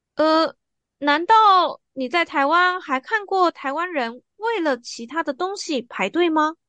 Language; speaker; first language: Chinese; native; Chinese